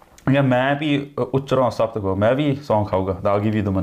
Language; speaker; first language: Punjabi; early bilingual, heritage; Punjabi